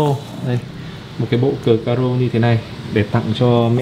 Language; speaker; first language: Vietnamese; native; Vietnamese